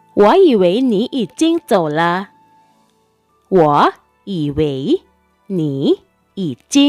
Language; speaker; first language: Chinese; non-native, fluent; Thai